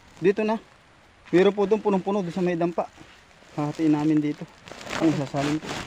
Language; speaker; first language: Filipino; native; Filipino